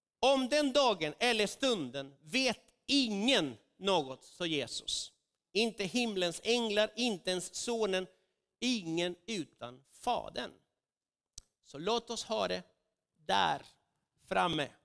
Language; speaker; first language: Swedish; non-native, fluent; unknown